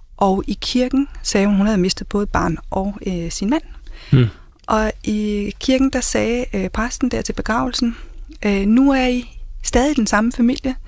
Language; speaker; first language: Danish; early bilingual, other home language; Spanish